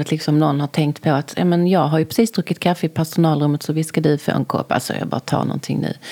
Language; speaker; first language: Swedish; native; Swedish